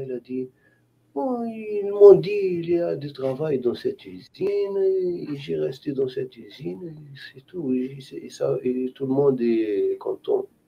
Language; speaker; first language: French; non-native, local second language; Haitian Creole